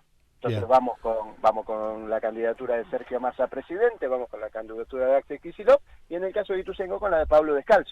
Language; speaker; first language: Spanish; native; Spanish